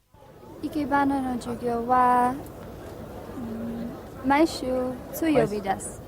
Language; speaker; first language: Japanese; non-native, learner; English